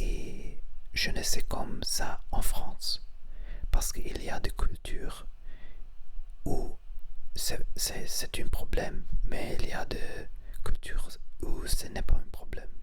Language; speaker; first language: French; non-native, learner; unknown